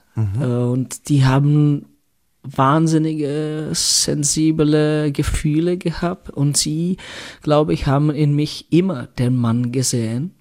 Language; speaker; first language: German; non-native, fluent; Czech